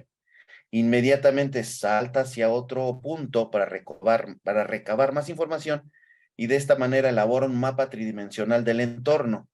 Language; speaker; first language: Spanish; native; Spanish